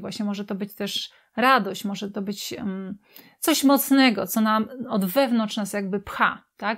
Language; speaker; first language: Polish; native; Polish